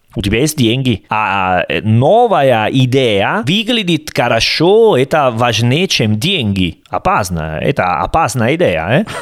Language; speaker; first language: Russian; non-native, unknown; Italian